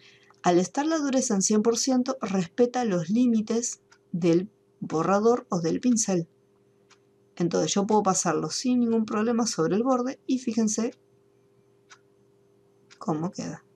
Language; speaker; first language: Spanish; native; Spanish